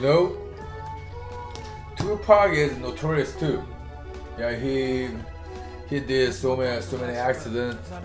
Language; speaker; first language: English; non-native, learner; Korean